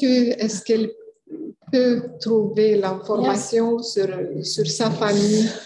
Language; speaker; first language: French; non-native, fluent; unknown